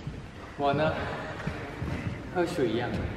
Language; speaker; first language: Chinese; non-native, learner; Thai